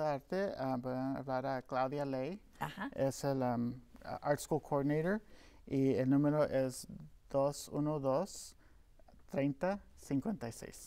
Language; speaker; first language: Spanish; non-native, local second language; English